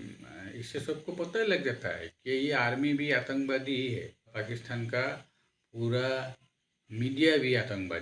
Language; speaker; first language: Hindi; non-native, local second language; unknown